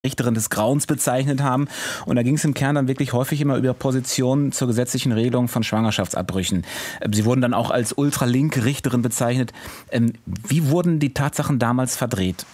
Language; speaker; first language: German; native; German